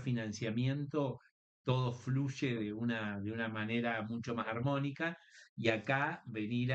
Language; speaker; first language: Spanish; native; Spanish